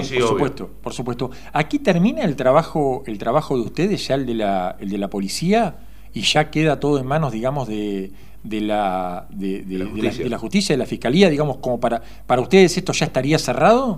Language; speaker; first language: Spanish; native; Spanish